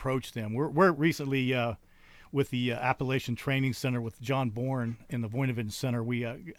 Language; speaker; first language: English; native; English